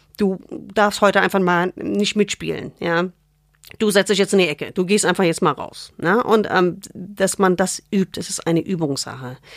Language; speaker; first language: German; non-native, fluent; English